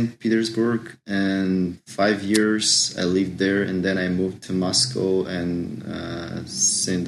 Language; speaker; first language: English; non-native, fluent; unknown